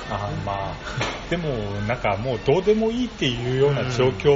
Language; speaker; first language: Japanese; native; Japanese